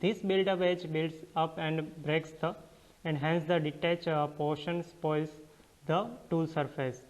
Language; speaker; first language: English; non-native, local second language; Gujarati